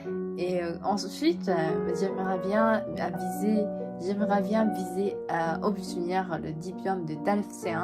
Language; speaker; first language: French; non-native, fluent; Japanese